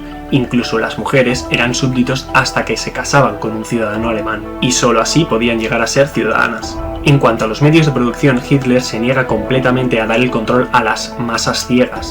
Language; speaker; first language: Spanish; native; Spanish